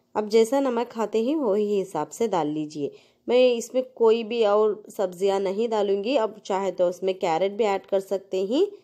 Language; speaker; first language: Hindi; non-native, local second language; Telugu